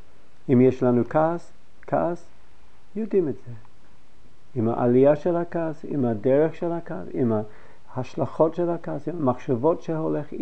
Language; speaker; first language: Hebrew; non-native, fluent; English